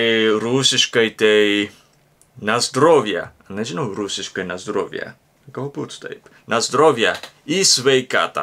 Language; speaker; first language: Lithuanian; non-native, learner; Japanese